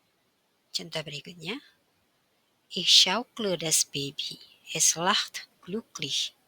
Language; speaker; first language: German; non-native, fluent; Indonesian